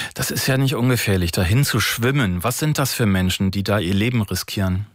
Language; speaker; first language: German; native; German